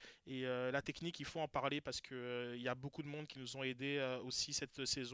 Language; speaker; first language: French; native; French